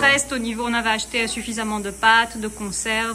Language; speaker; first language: French; native; French